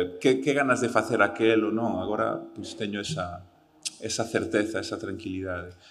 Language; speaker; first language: Galician; early bilingual, heritage; Galician